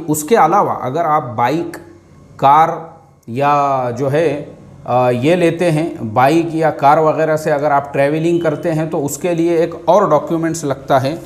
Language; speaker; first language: Hindi; native; Hindi